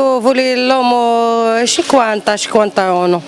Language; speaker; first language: Italian; non-native, learner; Arabic